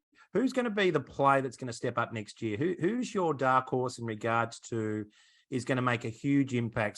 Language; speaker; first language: English; native; English